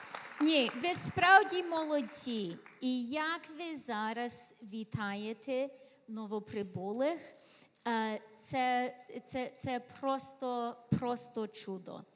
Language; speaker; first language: Ukrainian; early bilingual, heritage; Ukrainian